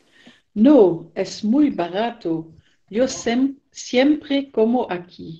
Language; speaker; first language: Spanish; non-native, learner; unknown